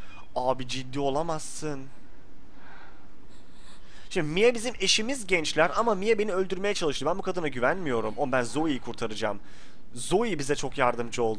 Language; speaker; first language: Turkish; native; Turkish